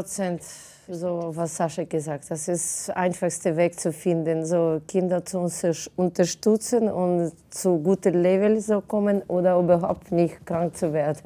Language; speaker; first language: German; non-native, fluent; Russian